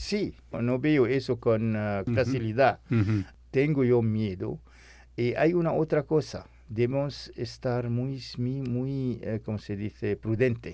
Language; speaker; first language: Spanish; non-native, fluent; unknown